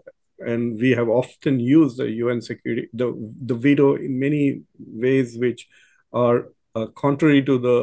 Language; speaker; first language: English; non-native, local second language; Urdu